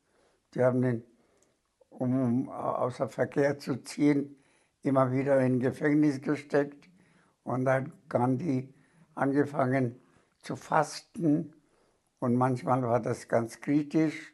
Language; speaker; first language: German; non-native, fluent; Bangla